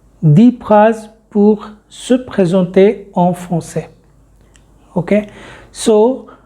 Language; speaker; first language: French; non-native, fluent; Hindi